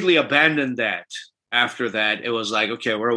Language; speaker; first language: English; non-native, fluent; Armenian